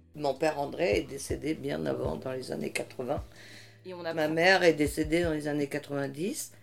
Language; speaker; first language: French; early bilingual, heritage; French